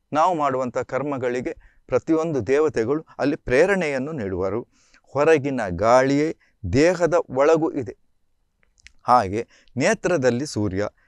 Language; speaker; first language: Kannada; native; Kannada